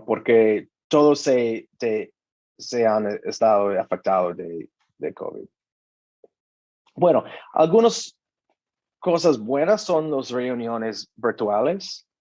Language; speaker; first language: Spanish; non-native, learner; English